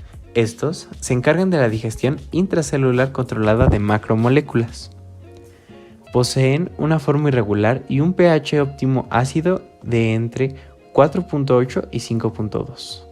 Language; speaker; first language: Spanish; native; Spanish